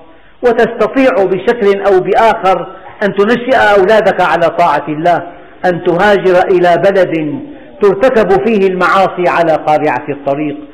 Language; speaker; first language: Arabic; native; Arabic